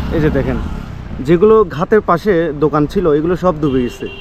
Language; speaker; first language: Bangla; native; Bangla